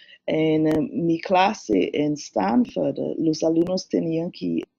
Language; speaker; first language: Spanish; non-native, learner; English